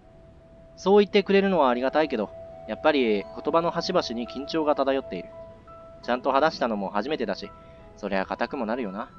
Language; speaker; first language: Japanese; native; Japanese